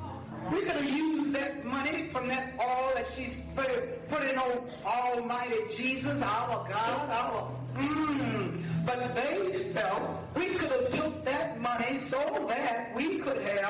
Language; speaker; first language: English; native; English